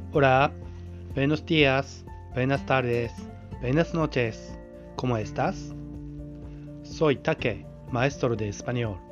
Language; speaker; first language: Spanish; non-native, fluent; Japanese